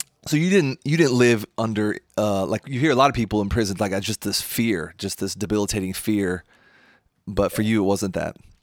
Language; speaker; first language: English; native; English